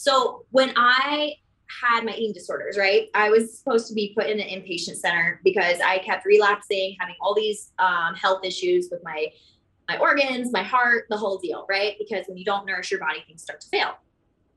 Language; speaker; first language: English; native; English